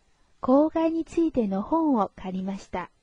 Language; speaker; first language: Japanese; non-native, fluent; Chinese